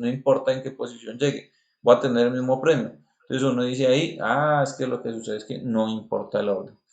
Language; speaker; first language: Spanish; native; Spanish